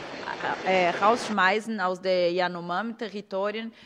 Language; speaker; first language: German; non-native, fluent; Portuguese